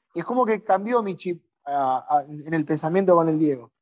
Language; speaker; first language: Spanish; native; Spanish